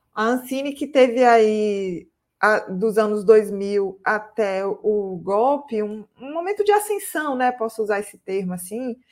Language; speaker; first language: Portuguese; native; Portuguese